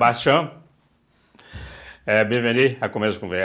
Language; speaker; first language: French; non-native, learner; Portuguese